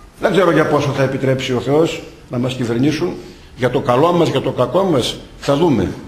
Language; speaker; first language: Greek; native; Greek